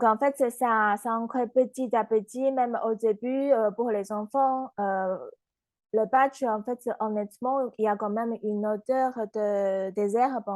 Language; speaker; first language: French; non-native, fluent; Chinese